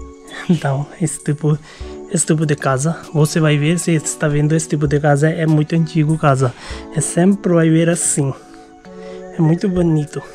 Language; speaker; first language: Portuguese; non-native, learner; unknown